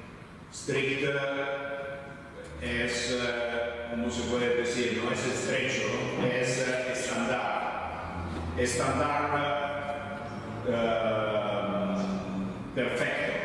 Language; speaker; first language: Spanish; non-native, fluent; Italian